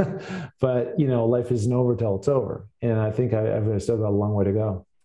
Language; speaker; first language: English; native; English